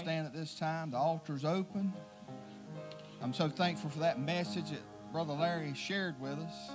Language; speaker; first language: English; native; English